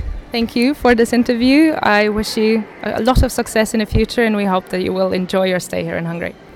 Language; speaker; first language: English; non-native, fluent; Hungarian